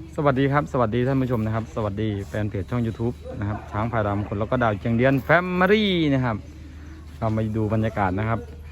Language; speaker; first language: Thai; native; Thai